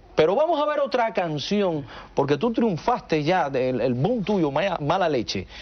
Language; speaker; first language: Spanish; native; Spanish